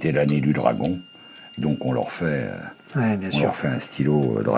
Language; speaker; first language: French; native; French